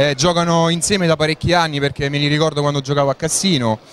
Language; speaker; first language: Italian; native; Italian